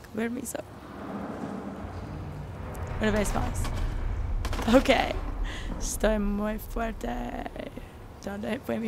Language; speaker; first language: Spanish; non-native, learner; English